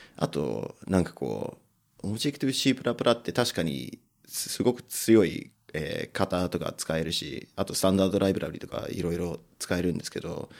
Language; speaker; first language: Japanese; non-native, fluent; English